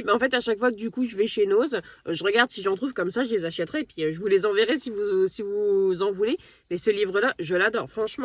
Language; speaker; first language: French; native; French